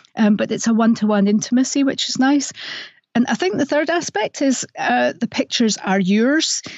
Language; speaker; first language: English; native; English